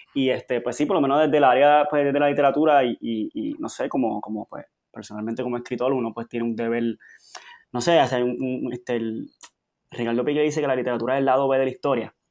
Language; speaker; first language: Spanish; early bilingual, heritage; Spanish